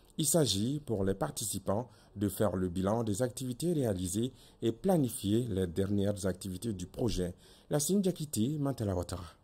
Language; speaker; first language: French; non-native, local second language; Bambara